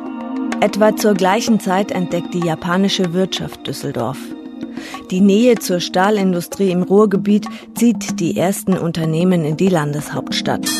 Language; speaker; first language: German; native; German